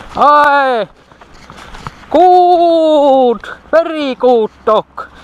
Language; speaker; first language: English; non-native, learner; Finnish